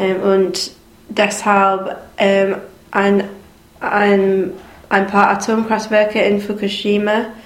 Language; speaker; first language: German; non-native, learner; English